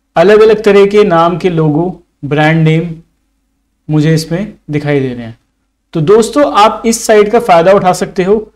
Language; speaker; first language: Hindi; native; Hindi